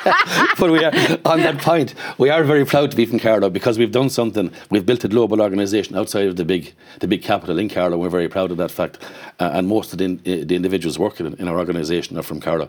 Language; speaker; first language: English; native; English